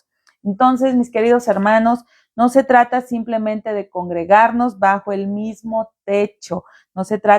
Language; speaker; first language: Spanish; native; Spanish